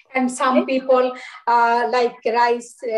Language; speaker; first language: English; non-native, learner; Bangla